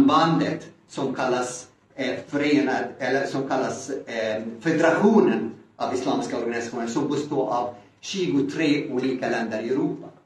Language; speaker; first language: Swedish; non-native, fluent; Arabic